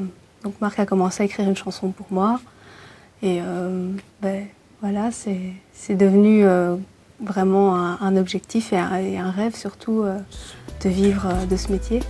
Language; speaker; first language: French; early bilingual, other home language; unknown